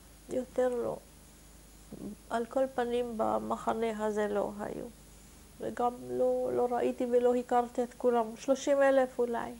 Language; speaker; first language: Hebrew; non-native, fluent; Hungarian